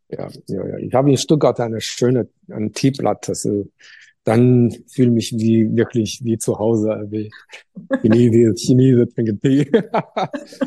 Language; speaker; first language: German; non-native, learner; Chinese